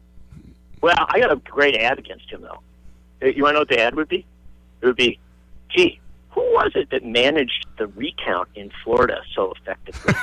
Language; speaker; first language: English; native; English